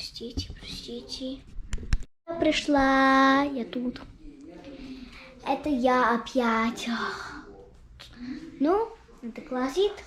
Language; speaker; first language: Russian; non-native, learner; English